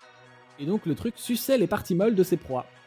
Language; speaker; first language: French; native; French